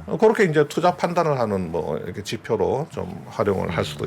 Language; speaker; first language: Korean; native; Korean